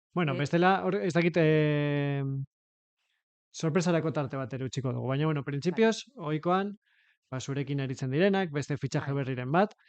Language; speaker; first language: Basque; native; Basque